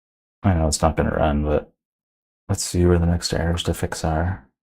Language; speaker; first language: English; native; English